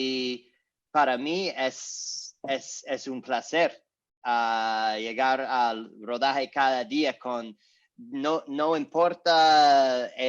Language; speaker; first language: Spanish; non-native, learner; English